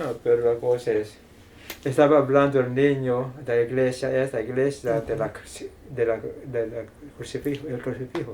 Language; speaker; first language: Spanish; non-native, fluent; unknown